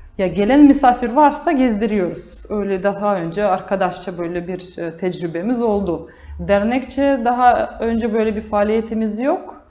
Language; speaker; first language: Turkish; non-native, fluent; Russian